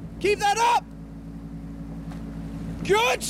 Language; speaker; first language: English; native; English